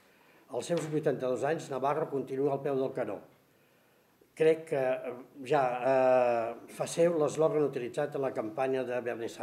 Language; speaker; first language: Catalan; native; Catalan